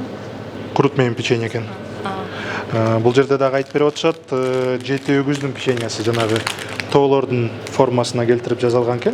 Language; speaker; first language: Kyrgyz; native; Kyrgyz